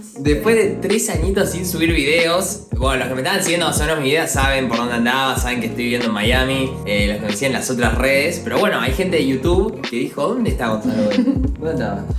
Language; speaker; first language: Spanish; native; Spanish